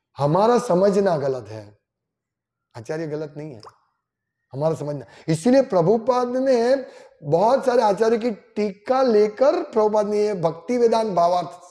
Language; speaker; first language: Hindi; non-native, local second language; Gujarati